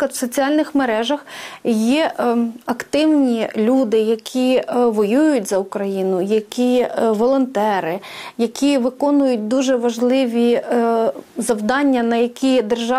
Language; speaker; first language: Ukrainian; native; Ukrainian